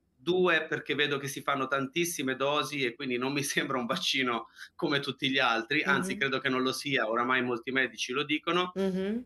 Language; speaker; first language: Italian; native; Italian